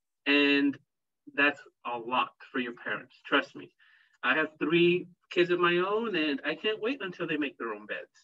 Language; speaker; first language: English; native; English